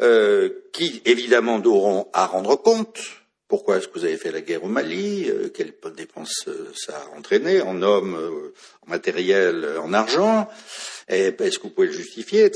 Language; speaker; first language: French; native; French